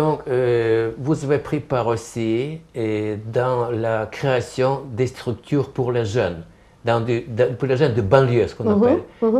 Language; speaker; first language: French; non-native, fluent; Ukrainian